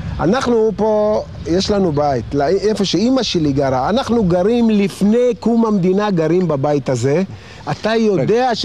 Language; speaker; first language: Hebrew; non-native, local second language; Arabic